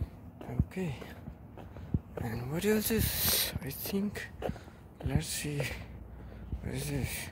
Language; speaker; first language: English; non-native, learner; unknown